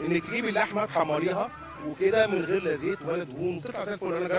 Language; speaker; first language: Arabic; native; Arabic